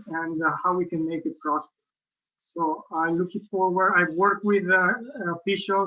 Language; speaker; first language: English; non-native, fluent; Spanish